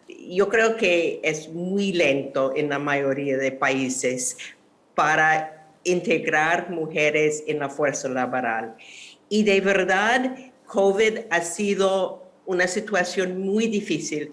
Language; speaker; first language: Spanish; non-native, fluent; English